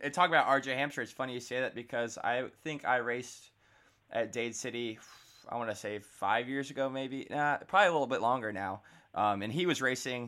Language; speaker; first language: English; native; English